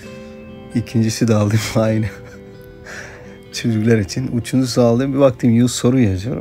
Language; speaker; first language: Turkish; non-native, fluent; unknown